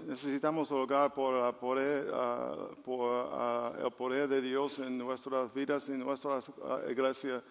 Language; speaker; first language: Spanish; non-native, learner; English